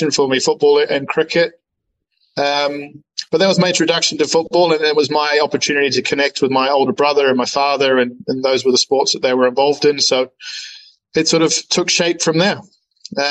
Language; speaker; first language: English; native; English